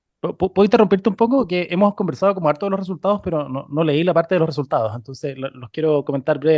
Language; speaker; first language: Spanish; native; Spanish